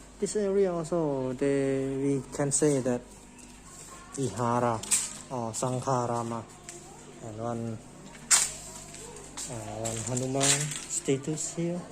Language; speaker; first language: English; non-native, learner; Thai